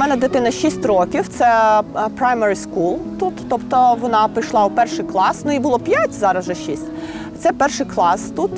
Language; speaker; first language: Ukrainian; native; Ukrainian